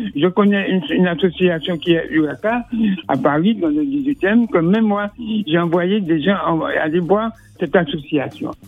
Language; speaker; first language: French; native; French